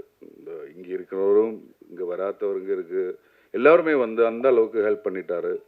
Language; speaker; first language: Tamil; non-native, learner; Malayalam